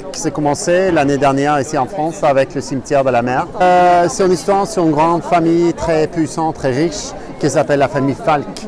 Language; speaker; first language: French; non-native, fluent; Norwegian